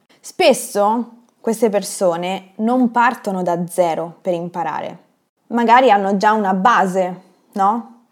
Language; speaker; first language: Italian; native; Italian